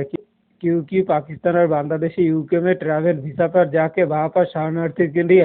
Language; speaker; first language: Hindi; non-native, local second language; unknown